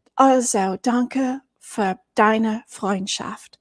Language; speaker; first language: German; non-native, learner; English